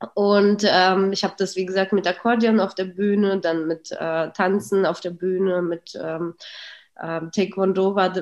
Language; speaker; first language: German; early bilingual, other home language; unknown